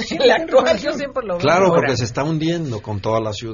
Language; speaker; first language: Spanish; native; Spanish